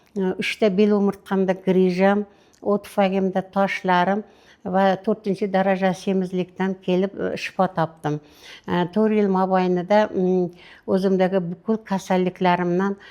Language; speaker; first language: Uzbek; non-native, local second language; Kazakh